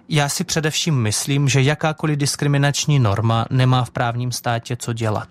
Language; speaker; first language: Czech; non-native, fluent; Russian